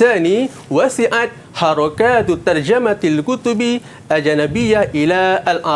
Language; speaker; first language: Arabic; non-native, fluent; Malay